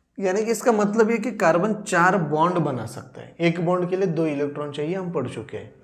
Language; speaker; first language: Hindi; non-native, local second language; Marathi